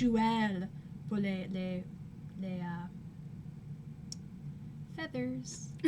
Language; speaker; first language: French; non-native, learner; English